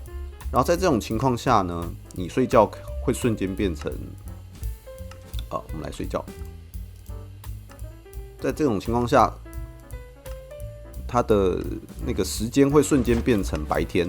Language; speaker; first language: Chinese; native; Chinese